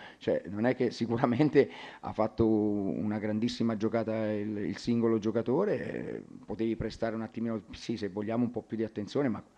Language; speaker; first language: Italian; native; Italian